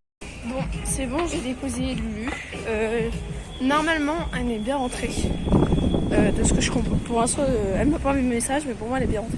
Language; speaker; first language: French; native; French